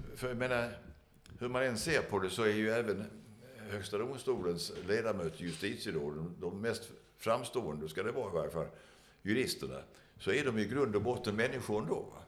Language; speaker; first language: Swedish; native; Swedish